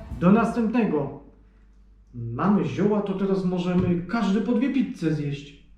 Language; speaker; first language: Polish; native; Polish